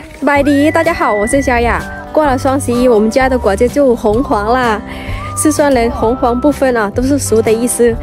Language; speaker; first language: Chinese; non-native, fluent; Lao